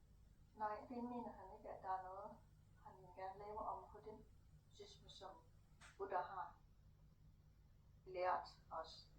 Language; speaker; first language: Danish; non-native, fluent; Thai